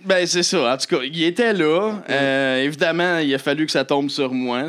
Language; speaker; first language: French; native; French